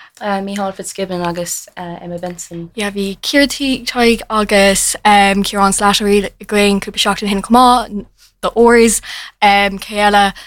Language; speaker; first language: Irish; non-native, local second language; English